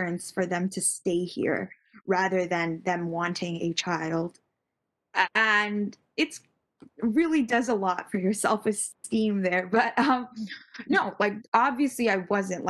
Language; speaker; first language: English; early bilingual, other home language; Tamil